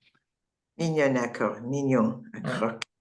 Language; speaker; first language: French; non-native, learner; English